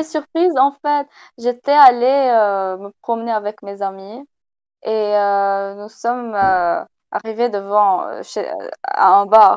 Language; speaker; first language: French; non-native, local second language; Arabic